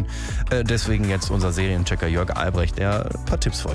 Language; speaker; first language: German; native; German